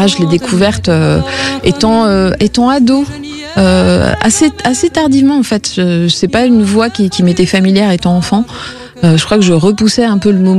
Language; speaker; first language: French; native; French